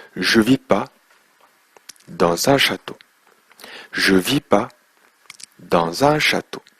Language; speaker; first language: French; non-native, fluent; Korean